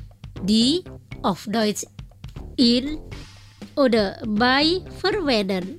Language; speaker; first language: German; non-native, fluent; Indonesian